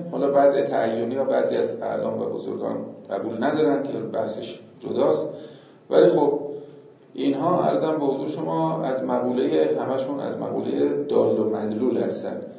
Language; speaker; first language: Persian; native; Persian